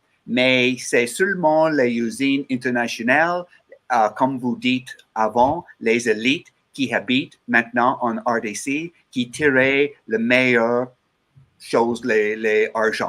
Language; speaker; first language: French; non-native, learner; English